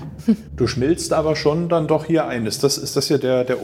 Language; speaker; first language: German; native; German